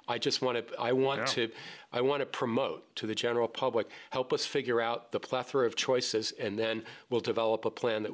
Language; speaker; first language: English; native; English